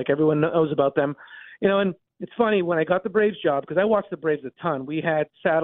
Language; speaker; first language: English; native; English